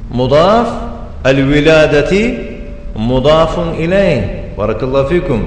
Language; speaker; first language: Arabic; non-native, fluent; Persian